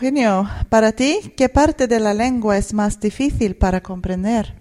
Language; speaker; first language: Spanish; non-native, fluent; Swedish